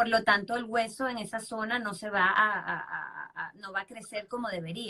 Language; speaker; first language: Spanish; native; Spanish